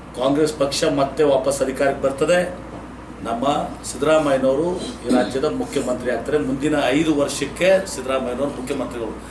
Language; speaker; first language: Kannada; native; Kannada